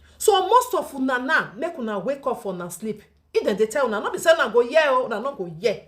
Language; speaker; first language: Nigerian Pidgin; native; Nigerian Pidgin